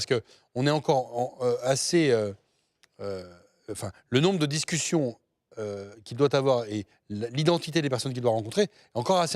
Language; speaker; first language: French; native; French